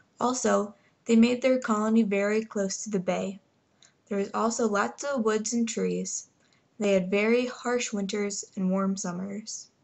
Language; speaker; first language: English; native; English